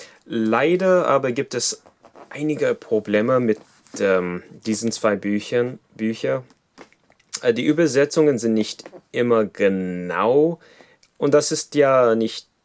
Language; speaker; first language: German; non-native, fluent; English